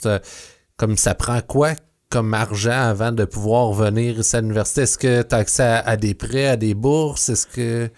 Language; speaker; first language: French; native; French